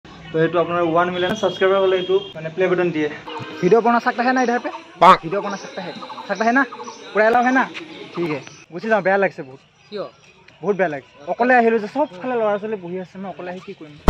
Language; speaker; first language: Hindi; non-native, local second language; Assamese